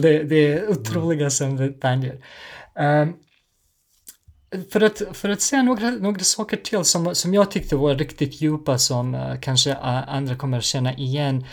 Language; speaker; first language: Swedish; non-native, fluent; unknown